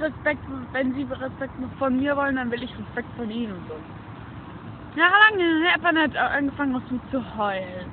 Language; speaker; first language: German; early bilingual, other home language; Turkish